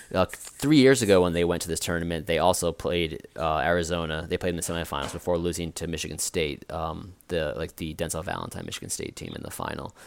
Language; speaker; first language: English; native; English